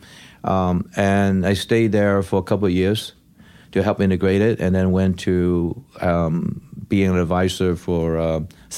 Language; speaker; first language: English; non-native, local second language; Cantonese